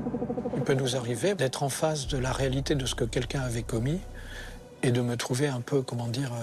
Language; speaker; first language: French; native; French